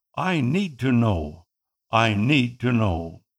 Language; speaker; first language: English; non-native, local second language; Filipino